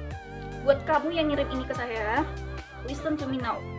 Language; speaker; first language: Indonesian; native; Indonesian